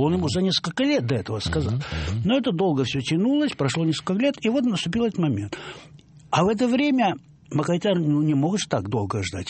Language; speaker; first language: Russian; native; Russian